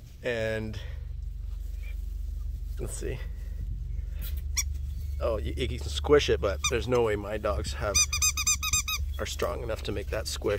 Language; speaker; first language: English; native; English